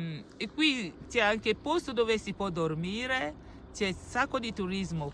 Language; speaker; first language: Italian; non-native, learner; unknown